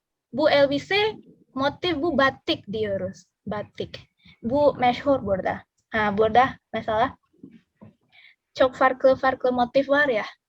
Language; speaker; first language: Turkish; non-native, learner; Indonesian